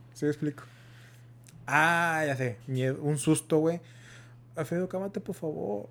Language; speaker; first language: Spanish; early bilingual, heritage; Spanish